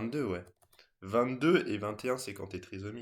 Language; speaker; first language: French; native; French